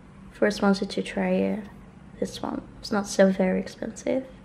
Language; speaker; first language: English; non-native, fluent; Dutch